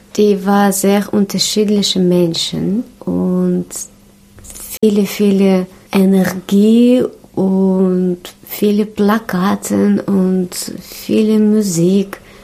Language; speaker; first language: German; non-native, learner; Russian